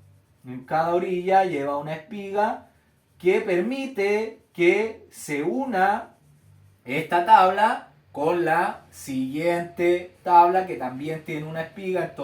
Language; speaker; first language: Spanish; native; Spanish